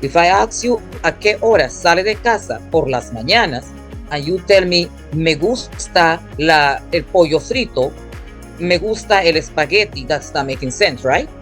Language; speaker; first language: Spanish; non-native, fluent; English